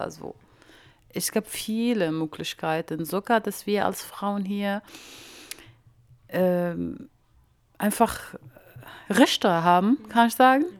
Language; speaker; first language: German; non-native, learner; Arabic